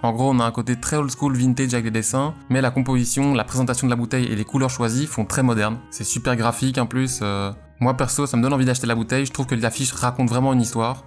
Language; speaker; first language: French; native; French